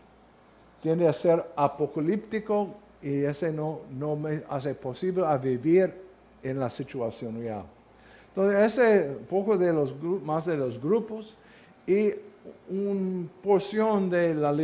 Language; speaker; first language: Spanish; non-native, learner; English